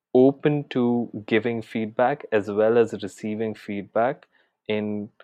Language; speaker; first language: English; non-native, local second language; Hindi